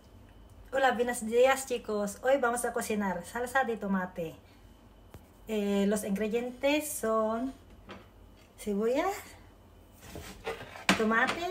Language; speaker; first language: Spanish; non-native, learner; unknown